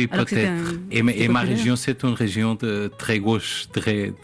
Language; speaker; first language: French; non-native, fluent; Portuguese